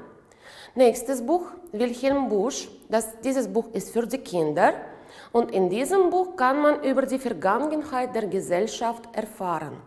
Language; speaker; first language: German; non-native, fluent; Uzbek